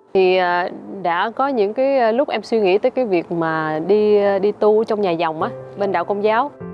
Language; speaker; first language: Vietnamese; native; Vietnamese